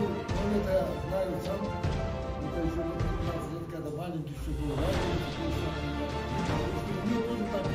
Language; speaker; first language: Russian; non-native, local second language; Kazakh